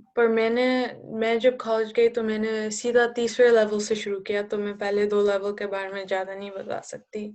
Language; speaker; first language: Hindi; early bilingual, heritage; Hindi